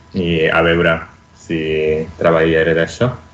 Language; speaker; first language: Catalan; non-native, learner; Italian